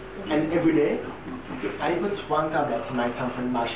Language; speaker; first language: English; non-native, learner; French